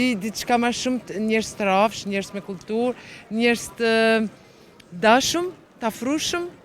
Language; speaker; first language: Albanian; early bilingual, heritage; Albanian